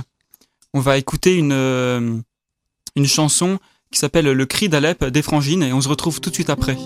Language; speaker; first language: French; native; French